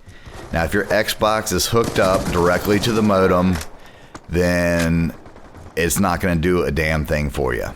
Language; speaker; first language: English; native; English